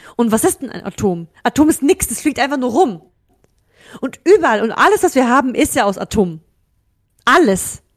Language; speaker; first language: German; early bilingual, other home language; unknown